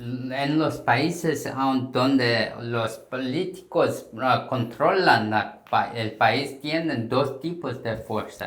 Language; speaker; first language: Spanish; non-native, fluent; Korean